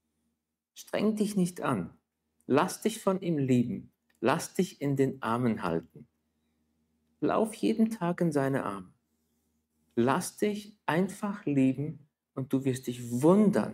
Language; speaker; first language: German; native; German